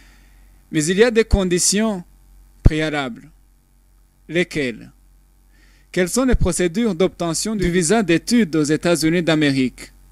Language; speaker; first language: French; non-native, local second language; Rundi